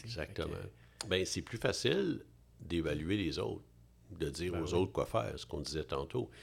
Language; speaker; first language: French; native; French